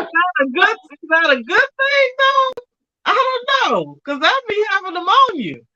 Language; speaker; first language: English; native; English